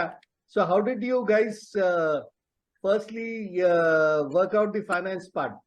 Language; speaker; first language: English; non-native, local second language; Telugu